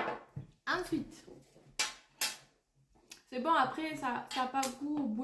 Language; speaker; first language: French; native; French